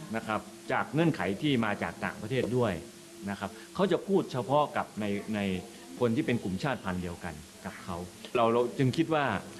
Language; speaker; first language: Thai; native; Thai